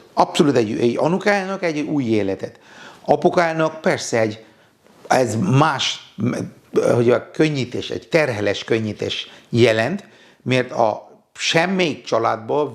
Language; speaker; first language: Hungarian; non-native, fluent; Bangla